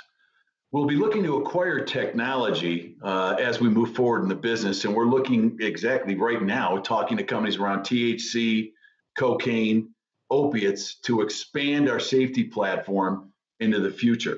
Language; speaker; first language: English; native; English